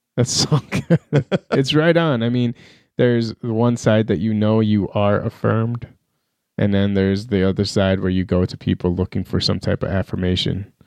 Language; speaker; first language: English; early bilingual, other home language; Persian